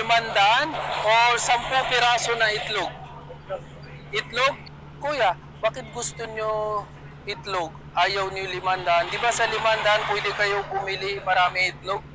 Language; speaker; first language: Filipino; non-native, learner; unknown